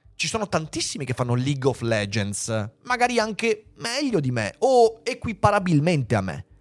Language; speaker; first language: Italian; native; Italian